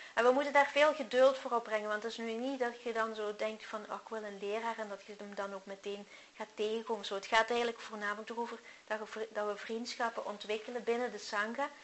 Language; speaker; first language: Dutch; native; Dutch